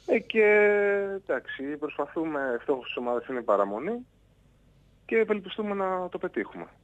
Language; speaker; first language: Greek; native; Greek